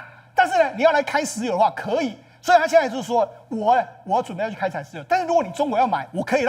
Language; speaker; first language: Chinese; native; Chinese